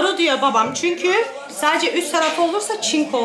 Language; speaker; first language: Turkish; native; Turkish